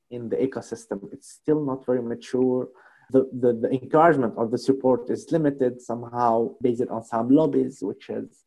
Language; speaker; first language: English; non-native, fluent; Arabic